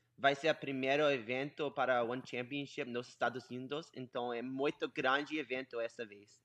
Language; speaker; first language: Portuguese; non-native, learner; English